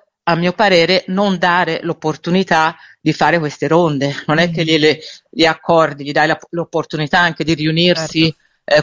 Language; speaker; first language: Italian; native; Italian